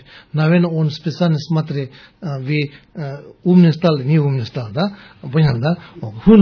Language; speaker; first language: Russian; non-native, learner; Tibetan